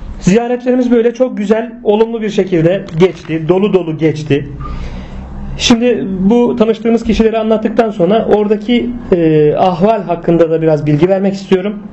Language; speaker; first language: Turkish; native; Turkish